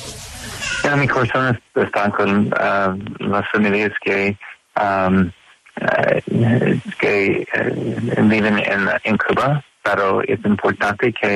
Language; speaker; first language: Spanish; non-native, learner; English